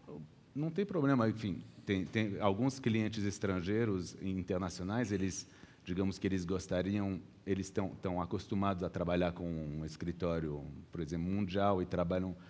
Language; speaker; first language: Portuguese; early bilingual, heritage; Portuguese